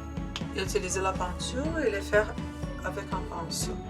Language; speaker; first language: French; non-native, learner; Portuguese